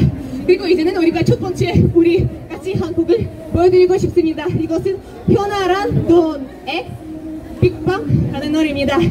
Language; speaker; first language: Korean; non-native, fluent; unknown